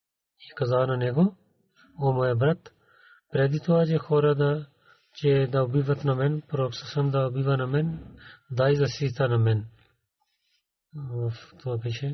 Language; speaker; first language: Bulgarian; non-native, learner; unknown